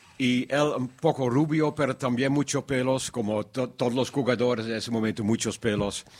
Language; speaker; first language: Spanish; non-native, learner; Dutch